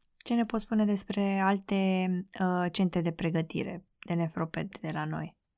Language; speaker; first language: Romanian; native; Romanian